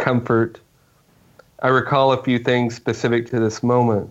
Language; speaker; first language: English; native; English